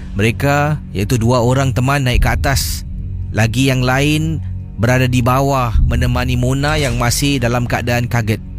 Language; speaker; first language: Malay; native; Malay